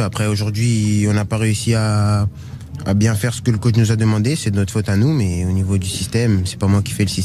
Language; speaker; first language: French; native; French